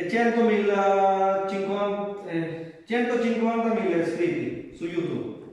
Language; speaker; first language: Italian; non-native, learner; Punjabi